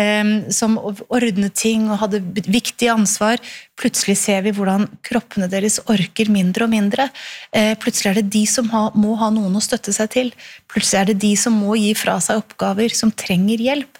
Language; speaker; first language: Norwegian; native; Norwegian